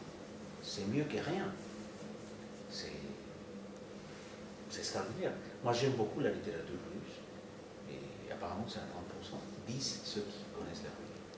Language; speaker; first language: French; non-native, fluent; Spanish